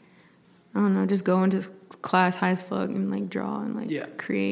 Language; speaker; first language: English; native; English